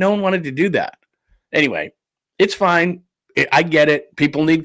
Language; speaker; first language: English; native; English